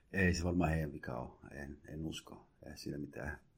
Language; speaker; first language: Finnish; early bilingual, other home language; Somali